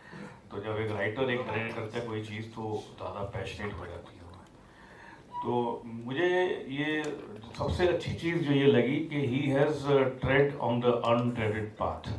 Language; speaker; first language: Hindi; native; Hindi